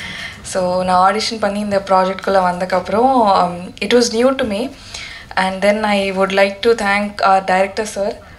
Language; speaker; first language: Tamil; non-native, learner; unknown